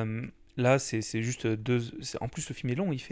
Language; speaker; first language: French; native; French